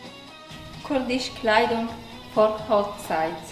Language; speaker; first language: German; non-native, learner; Kurdish